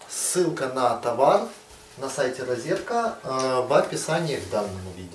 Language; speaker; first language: Russian; native; Russian